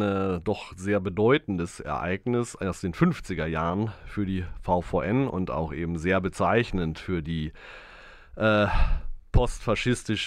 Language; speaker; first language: German; native; German